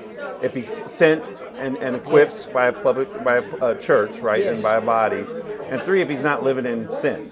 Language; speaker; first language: English; native; English